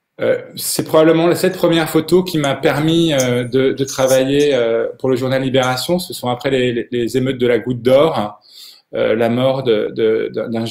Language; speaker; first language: French; native; French